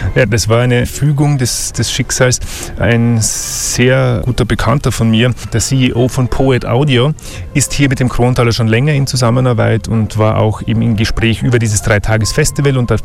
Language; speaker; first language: German; native; German